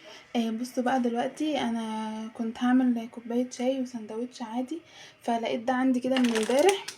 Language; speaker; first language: Arabic; native; Arabic